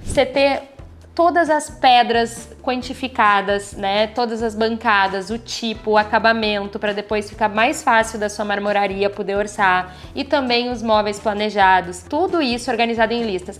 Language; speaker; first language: Portuguese; native; Portuguese